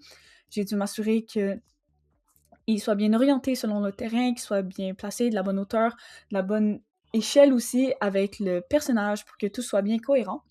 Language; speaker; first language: French; native; French